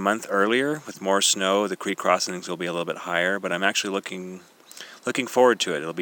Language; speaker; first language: English; native; English